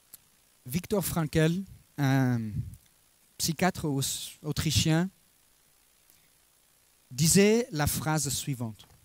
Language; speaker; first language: French; native; French